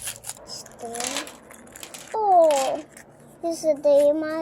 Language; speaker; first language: Turkish; non-native, learner; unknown